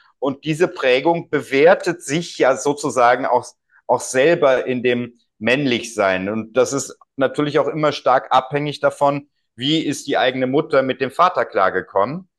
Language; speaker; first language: German; native; German